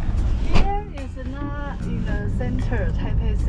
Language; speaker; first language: English; non-native, learner; Chinese